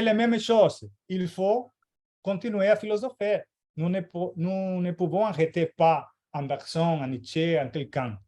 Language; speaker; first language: French; non-native, learner; Portuguese